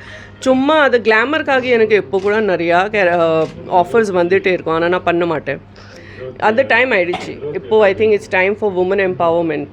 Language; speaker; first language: Tamil; non-native, fluent; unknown